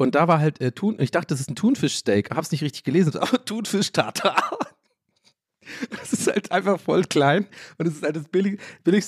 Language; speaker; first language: German; native; German